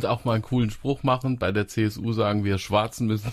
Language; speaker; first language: German; native; German